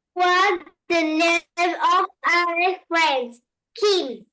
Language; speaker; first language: English; non-native, learner; Vietnamese